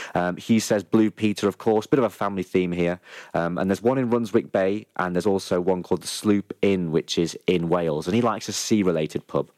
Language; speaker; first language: English; native; English